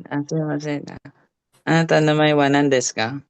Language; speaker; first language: Japanese; non-native, learner; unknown